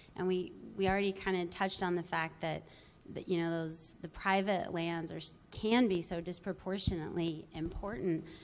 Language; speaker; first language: English; native; English